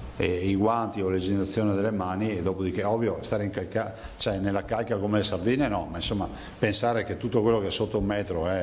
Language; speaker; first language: Italian; native; Italian